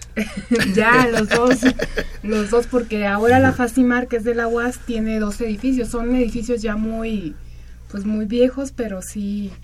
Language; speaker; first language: Spanish; native; Spanish